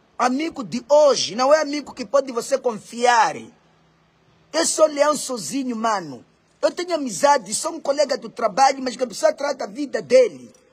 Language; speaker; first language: Portuguese; non-native, local second language; Makhuwa